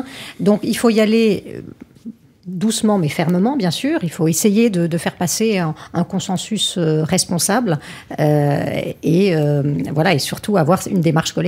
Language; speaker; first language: French; native; French